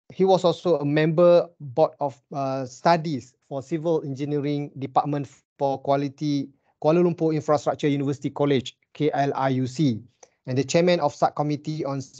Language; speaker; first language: English; non-native, local second language; Malay